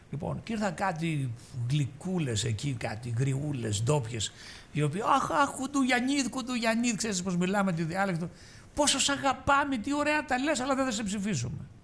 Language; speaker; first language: Greek; native; Greek